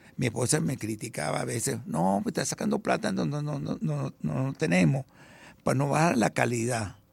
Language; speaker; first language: Spanish; early bilingual, other home language; Italian